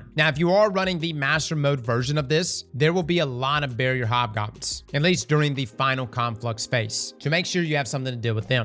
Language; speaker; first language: English; native; English